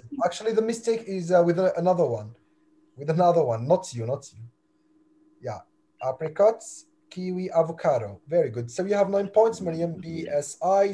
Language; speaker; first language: English; non-native, fluent; Arabic